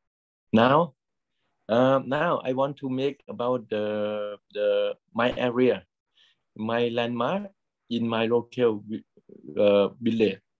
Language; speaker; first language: English; non-native, learner; Thai